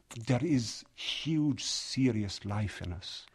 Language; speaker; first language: English; native; English